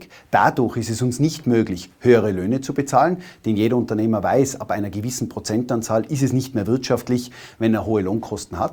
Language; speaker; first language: German; native; German